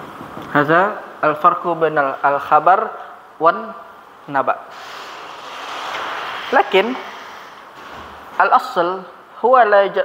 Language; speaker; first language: Arabic; non-native, fluent; Indonesian